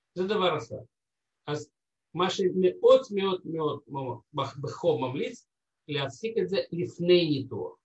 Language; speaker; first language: Hebrew; non-native, fluent; Russian